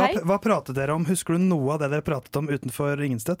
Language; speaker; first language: Norwegian; native; Norwegian